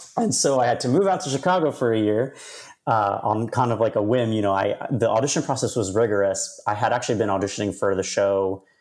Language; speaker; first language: English; native; English